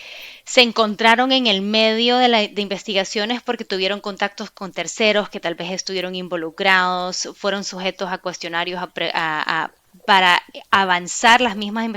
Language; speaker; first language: Spanish; native; Spanish